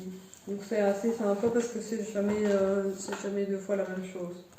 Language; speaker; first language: French; native; French